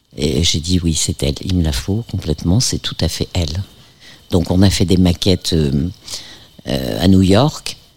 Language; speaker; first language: French; early bilingual, heritage; French